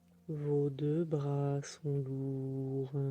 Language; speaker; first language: French; native; French